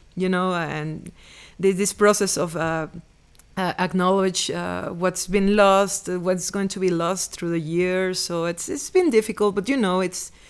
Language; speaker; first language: English; non-native, fluent; Spanish